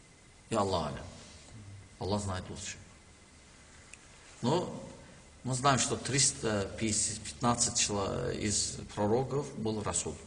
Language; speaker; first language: Russian; non-native, learner; Azerbaijani